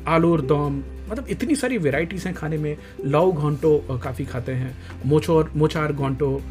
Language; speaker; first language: Hindi; native; Hindi